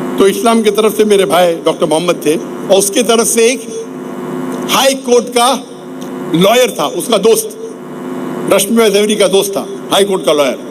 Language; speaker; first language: Urdu; non-native, local second language; Konkani